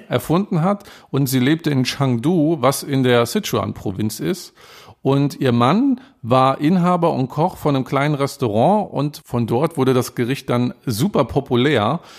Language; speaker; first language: German; native; German